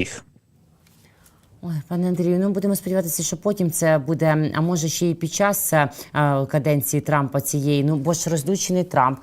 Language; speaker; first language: Ukrainian; native; Ukrainian